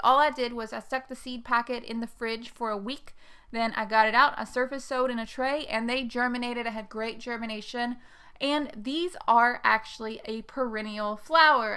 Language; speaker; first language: English; native; English